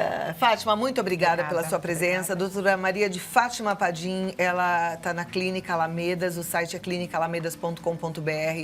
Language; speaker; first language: Portuguese; native; Portuguese